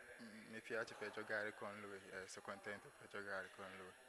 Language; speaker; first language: Italian; non-native, learner; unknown